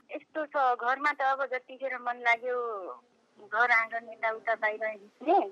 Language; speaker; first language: Nepali; native; Nepali